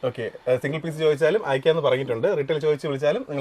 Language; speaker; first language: Malayalam; native; Malayalam